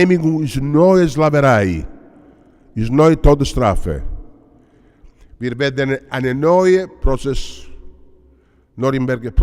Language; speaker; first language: German; non-native, learner; Italian